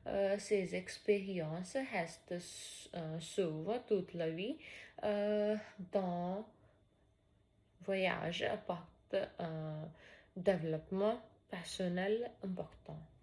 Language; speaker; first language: French; non-native, learner; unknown